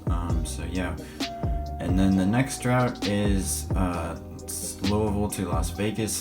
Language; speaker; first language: English; native; English